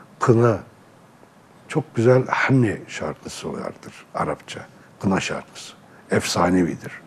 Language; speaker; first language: Turkish; non-native, local second language; Arabic